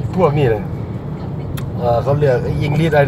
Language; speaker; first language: English; non-native, learner; Thai